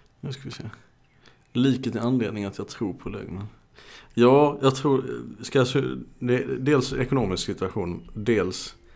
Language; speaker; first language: Swedish; native; Swedish